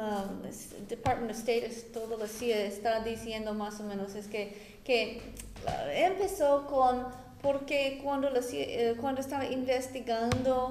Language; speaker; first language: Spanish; non-native, fluent; English